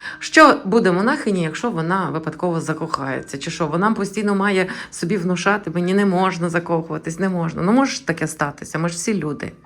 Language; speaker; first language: Ukrainian; native; Ukrainian